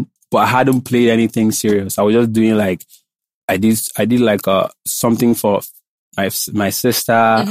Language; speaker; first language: English; non-native, local second language; Igbo